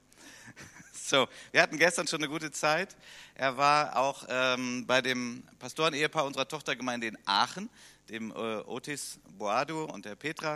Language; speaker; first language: German; native; German